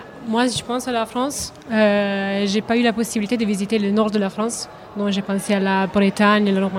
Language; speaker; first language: French; non-native, learner; Italian